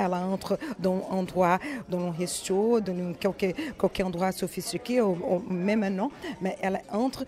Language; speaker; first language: French; non-native, learner; Portuguese